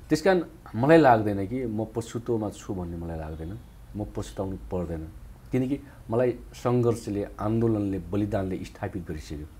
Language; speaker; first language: Nepali; non-native, local second language; Dangaura Tharu